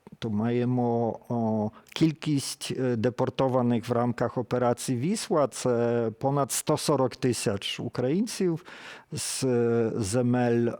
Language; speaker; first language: Ukrainian; early bilingual, heritage; Ukrainian